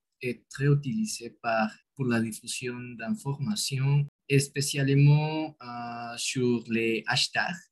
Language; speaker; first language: French; non-native, learner; Spanish